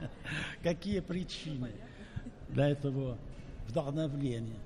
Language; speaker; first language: Russian; non-native, fluent; French